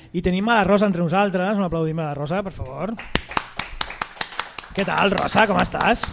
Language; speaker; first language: Catalan; native; Catalan